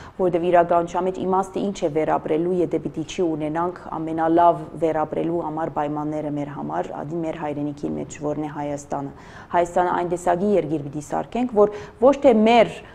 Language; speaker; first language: Armenian; early bilingual, heritage; Armenian